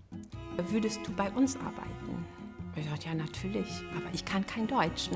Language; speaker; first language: German; non-native, fluent; Portuguese